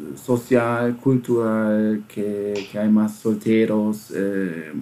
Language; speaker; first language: Spanish; non-native, fluent; German